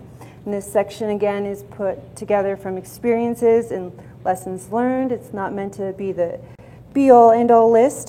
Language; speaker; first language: English; native; English